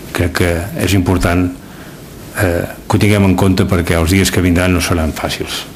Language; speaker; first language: Catalan; native; Catalan